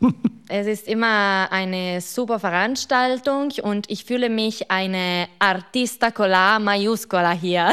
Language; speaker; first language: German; non-native, fluent; Italian